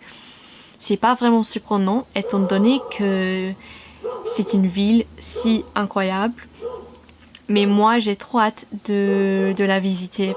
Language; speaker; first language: French; non-native, fluent; English